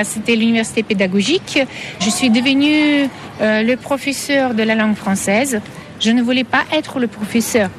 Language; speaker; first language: French; non-native, fluent; Russian